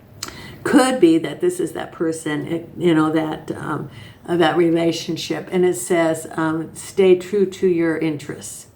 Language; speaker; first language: English; native; English